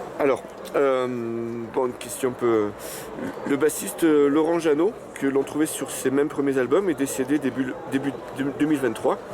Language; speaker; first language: French; native; French